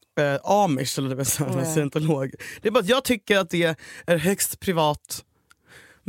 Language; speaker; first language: Swedish; native; Swedish